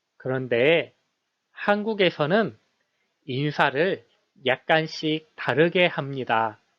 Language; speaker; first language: Korean; native; Korean